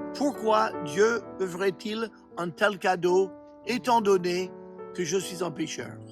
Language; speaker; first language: French; non-native, fluent; English